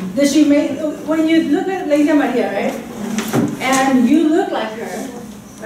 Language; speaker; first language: English; native; English